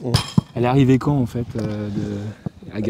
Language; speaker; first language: French; native; French